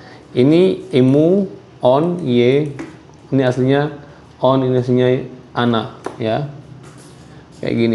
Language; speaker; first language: Indonesian; non-native, local second language; Javanese